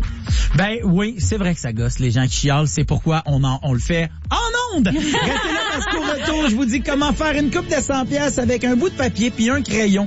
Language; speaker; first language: French; native; French